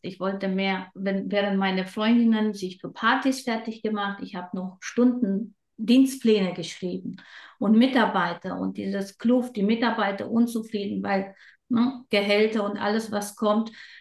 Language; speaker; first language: German; non-native, fluent; Romanian